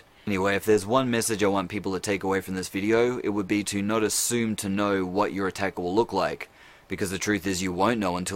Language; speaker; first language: English; native; English